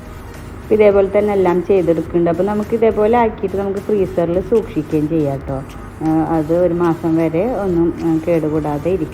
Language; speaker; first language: Malayalam; native; Malayalam